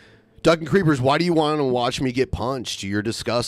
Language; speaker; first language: English; native; English